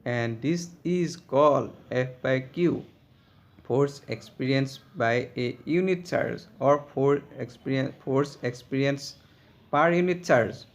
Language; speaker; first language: English; non-native, local second language; Assamese